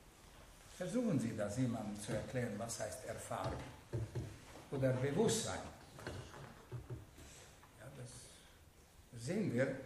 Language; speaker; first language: German; non-native, fluent; Hungarian